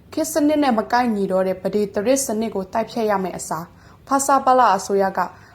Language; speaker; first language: Burmese; non-native, local second language; Pa'o Karen